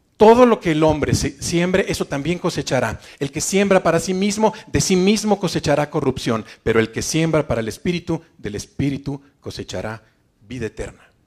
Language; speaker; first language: Spanish; native; Spanish